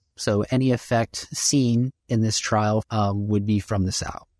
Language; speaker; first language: English; native; English